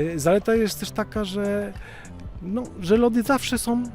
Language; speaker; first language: Polish; early bilingual, other home language; Italian